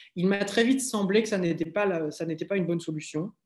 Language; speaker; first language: French; native; French